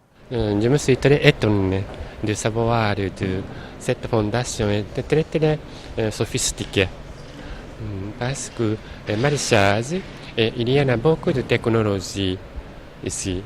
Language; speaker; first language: French; non-native, learner; Japanese